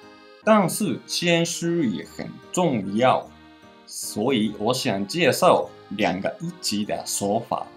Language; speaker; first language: Chinese; non-native, fluent; Japanese